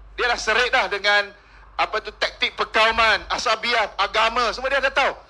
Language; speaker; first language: Malay; non-native, local second language; Min Nan Chinese